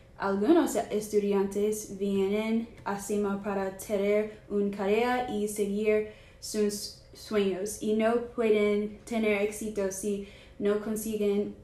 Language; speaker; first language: Spanish; non-native, learner; English